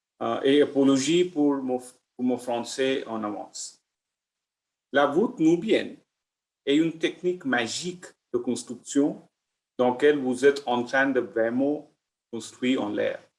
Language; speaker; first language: French; non-native, learner; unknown